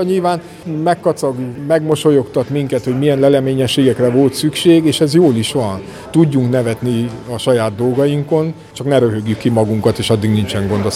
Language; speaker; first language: Hungarian; native; Hungarian